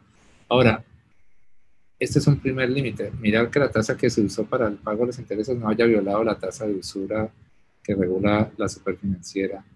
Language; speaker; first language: Spanish; native; Spanish